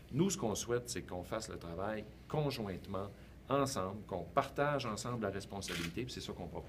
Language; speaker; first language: French; native; French